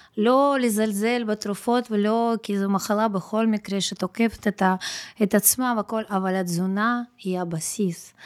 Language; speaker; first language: Hebrew; non-native, fluent; Russian